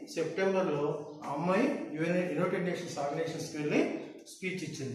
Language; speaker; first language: Hindi; non-native, local second language; Telugu